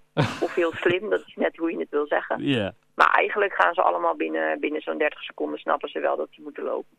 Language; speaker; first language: Dutch; native; Dutch